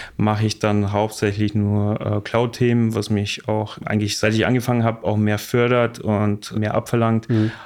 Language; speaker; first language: German; non-native, fluent; Bosnian